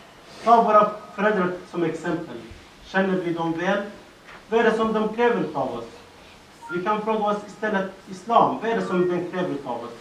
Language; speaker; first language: Swedish; non-native, fluent; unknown